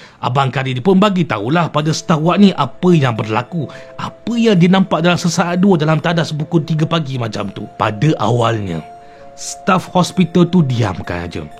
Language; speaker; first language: Malay; native; Malay